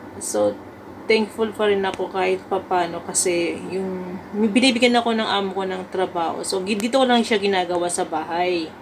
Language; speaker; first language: Filipino; native; Filipino